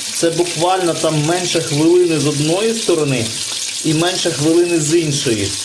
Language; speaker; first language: Ukrainian; native; Ukrainian